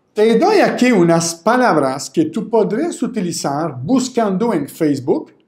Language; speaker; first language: Spanish; non-native, fluent; French